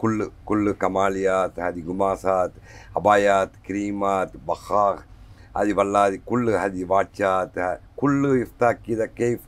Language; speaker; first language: Arabic; non-native, learner; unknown